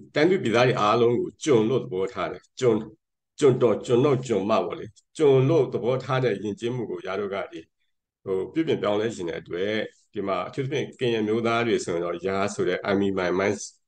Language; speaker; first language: Burmese; non-native, local second language; Karen languages